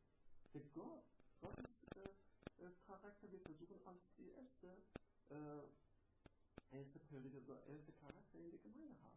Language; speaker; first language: German; non-native, learner; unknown